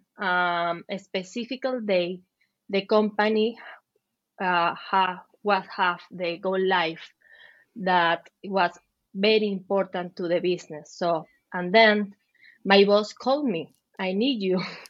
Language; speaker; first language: English; non-native, learner; Spanish